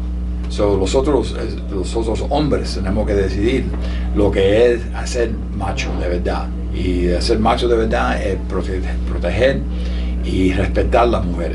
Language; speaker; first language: Spanish; early bilingual, heritage; Spanish